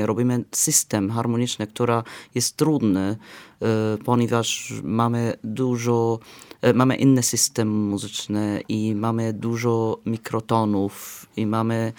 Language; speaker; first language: Polish; non-native, fluent; Arabic